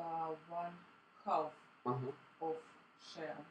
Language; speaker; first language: English; non-native, learner; Russian